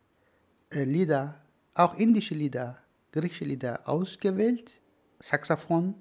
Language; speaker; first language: German; non-native, learner; Turkish